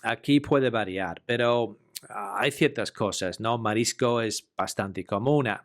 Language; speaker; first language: Spanish; non-native, fluent; English